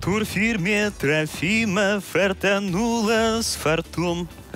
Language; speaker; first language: Russian; native; Russian